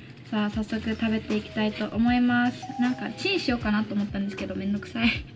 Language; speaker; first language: Japanese; early bilingual, heritage; Japanese